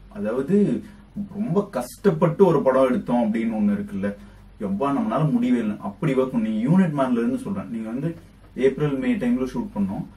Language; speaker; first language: Tamil; native; Tamil